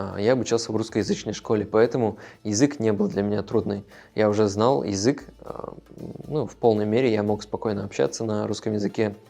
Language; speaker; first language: Russian; non-native, local second language; Tajik